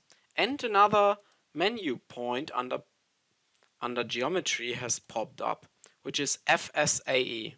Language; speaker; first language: English; non-native, fluent; German